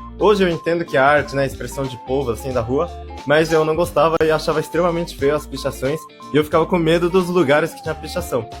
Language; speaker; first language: Portuguese; early bilingual, other home language; Japanese